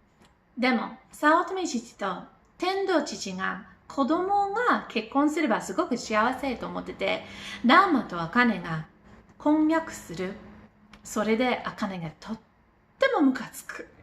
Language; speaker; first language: Japanese; non-native, learner; English